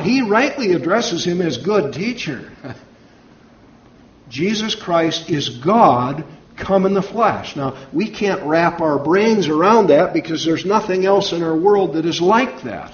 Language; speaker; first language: English; native; English